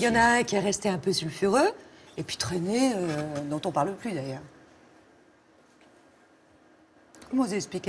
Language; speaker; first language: French; native; French